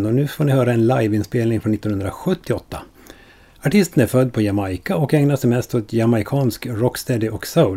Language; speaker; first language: Swedish; native; Swedish